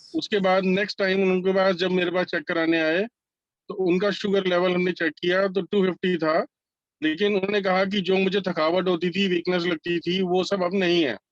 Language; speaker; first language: Hindi; native; Hindi